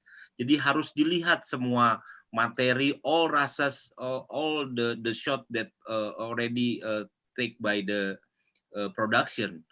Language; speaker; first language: English; non-native, local second language; Indonesian